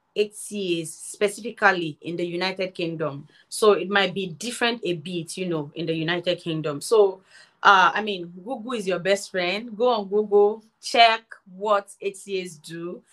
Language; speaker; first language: English; non-native, local second language; Yoruba